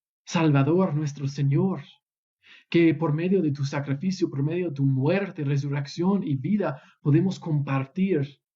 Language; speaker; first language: Spanish; non-native, fluent; English